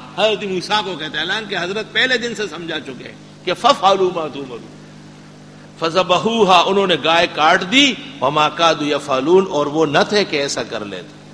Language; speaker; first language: Urdu; non-native, local second language; Pashto